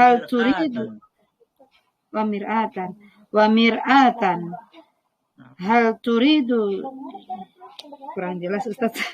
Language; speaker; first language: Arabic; non-native, learner; Indonesian